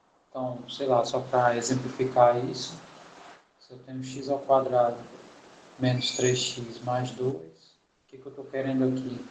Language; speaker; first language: Portuguese; native; Portuguese